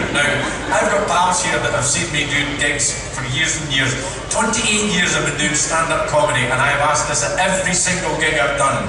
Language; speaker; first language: English; native; English